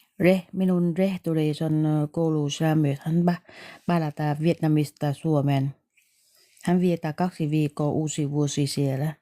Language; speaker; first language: Finnish; non-native, learner; Vietnamese